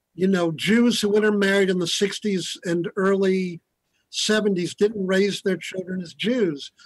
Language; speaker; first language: English; native; English